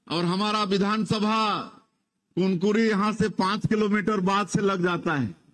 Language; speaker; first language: Hindi; native; Hindi